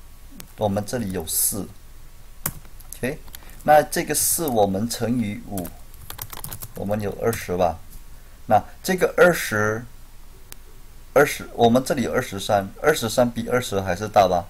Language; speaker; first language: Chinese; non-native, fluent; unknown